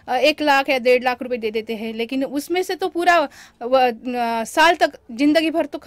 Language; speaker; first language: Hindi; non-native, local second language; Marathi